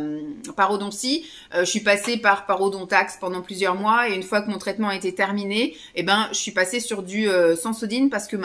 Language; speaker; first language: French; native; French